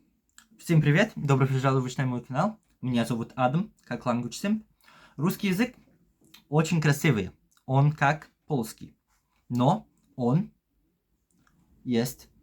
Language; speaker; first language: Russian; non-native, learner; Polish